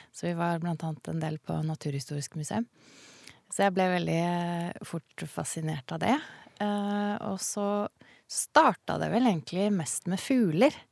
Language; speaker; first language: Norwegian; native; Norwegian